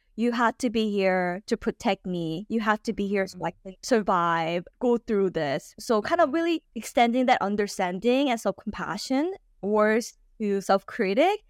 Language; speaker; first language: English; native; English